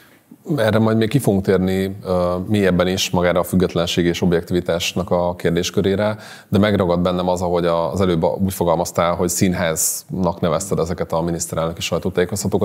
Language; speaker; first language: Hungarian; native; Hungarian